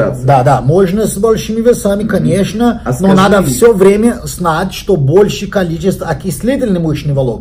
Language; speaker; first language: Russian; non-native, learner; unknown